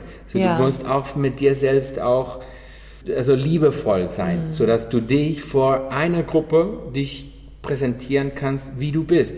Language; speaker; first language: German; non-native, fluent; Spanish